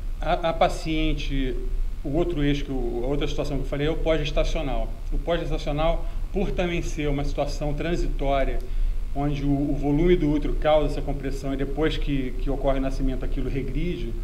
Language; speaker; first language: Portuguese; native; Portuguese